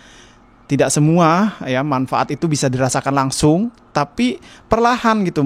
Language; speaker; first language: Indonesian; native; Indonesian